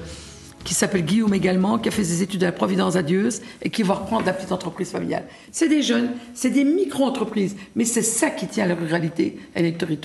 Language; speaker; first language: French; native; French